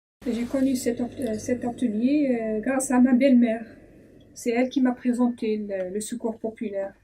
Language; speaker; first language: French; non-native, learner; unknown